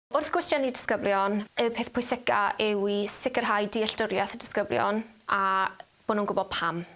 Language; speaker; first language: Welsh; native; Welsh